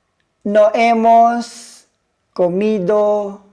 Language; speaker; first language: Spanish; non-native, learner; Filipino